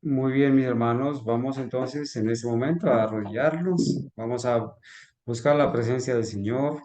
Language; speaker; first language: Spanish; native; Spanish